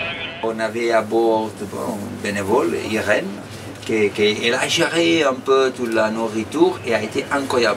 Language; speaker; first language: French; non-native, fluent; Spanish